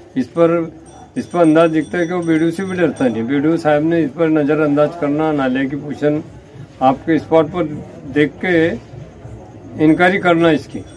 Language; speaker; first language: Hindi; non-native, local second language; Marathi